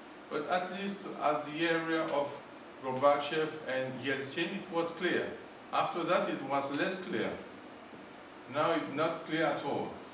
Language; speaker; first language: English; non-native, fluent; Greek